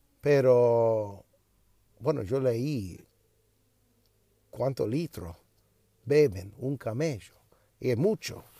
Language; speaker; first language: Spanish; non-native, learner; English